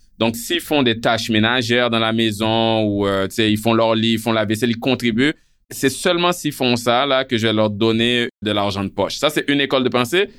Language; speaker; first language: French; non-native, local second language; Haitian Creole